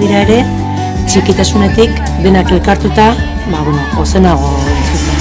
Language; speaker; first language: Basque; native; Basque